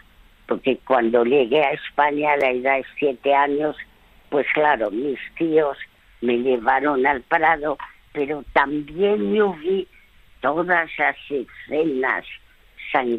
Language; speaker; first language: Spanish; early bilingual, other home language; French